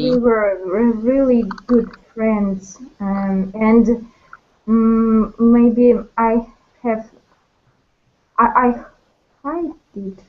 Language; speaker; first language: English; non-native, learner; Russian